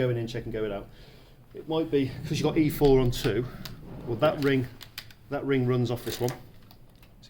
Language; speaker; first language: English; native; English